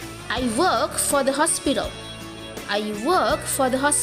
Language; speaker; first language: English; non-native, fluent; Indonesian